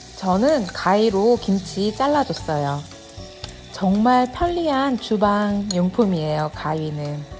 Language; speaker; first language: Korean; native; Korean